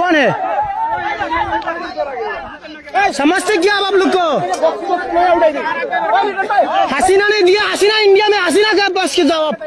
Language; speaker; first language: Hindi; non-native, local second language; Bangla